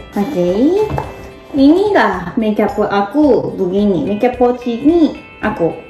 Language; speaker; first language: Indonesian; non-native, learner; Japanese